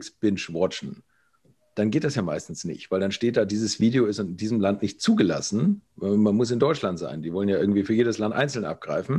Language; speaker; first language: German; native; German